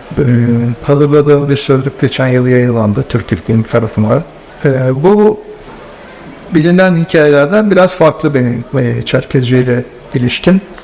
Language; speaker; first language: Turkish; native; Turkish